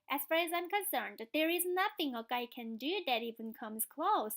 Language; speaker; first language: English; non-native, fluent; Korean